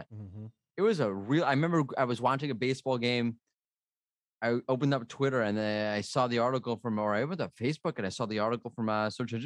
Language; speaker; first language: English; native; English